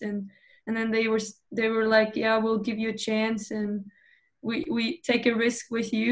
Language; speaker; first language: English; non-native, fluent; Swiss German